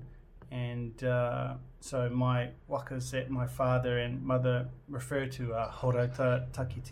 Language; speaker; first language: English; native; English